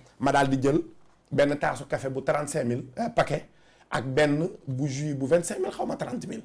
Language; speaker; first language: Wolof; native; Wolof